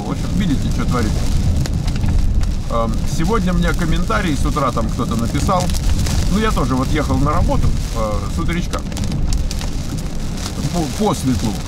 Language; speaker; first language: Russian; native; Russian